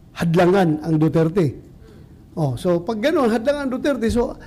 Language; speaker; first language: Filipino; non-native, local second language; Cebuano